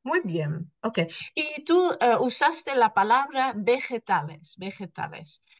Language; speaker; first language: Spanish; non-native, fluent; Dutch